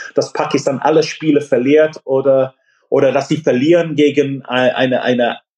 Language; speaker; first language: German; non-native, fluent; English